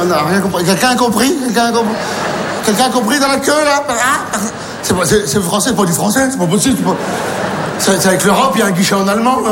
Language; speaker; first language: French; native; French